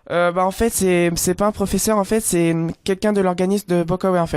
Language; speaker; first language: French; native; French